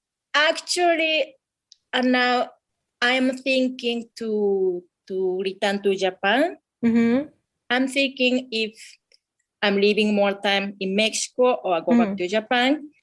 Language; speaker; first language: English; non-native, fluent; Japanese